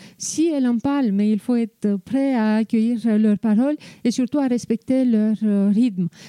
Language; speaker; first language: French; non-native, fluent; Romanian